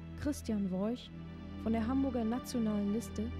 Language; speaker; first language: German; native; German